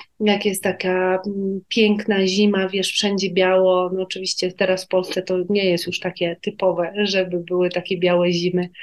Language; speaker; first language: Polish; native; Polish